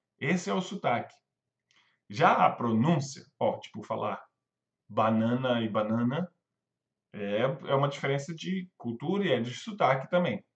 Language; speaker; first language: Portuguese; native; Portuguese